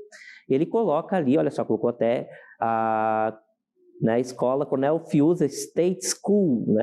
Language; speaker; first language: Portuguese; native; Portuguese